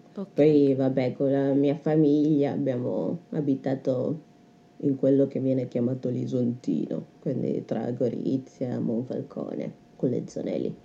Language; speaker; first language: Italian; native; Italian